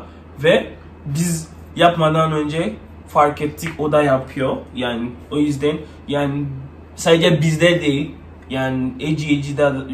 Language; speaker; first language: Turkish; non-native, learner; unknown